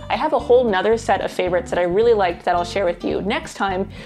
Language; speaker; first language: English; native; English